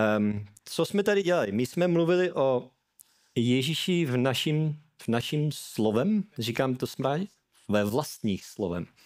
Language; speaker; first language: Czech; non-native, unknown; English